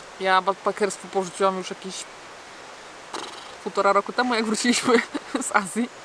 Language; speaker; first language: Polish; native; Polish